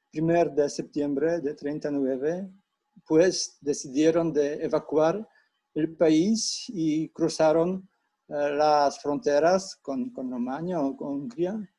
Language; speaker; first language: Spanish; non-native, fluent; Polish